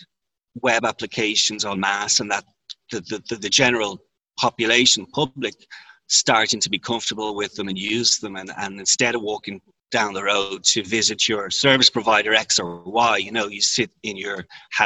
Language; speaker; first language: English; native; English